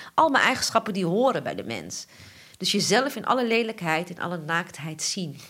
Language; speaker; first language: Dutch; early bilingual, other home language; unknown